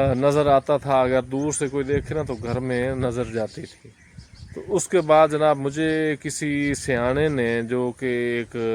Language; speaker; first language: Urdu; non-native, local second language; Punjabi